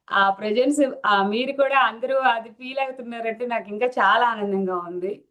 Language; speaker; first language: Telugu; native; Telugu